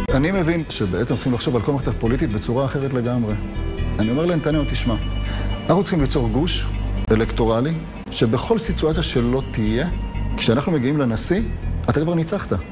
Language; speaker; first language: Hebrew; native; Hebrew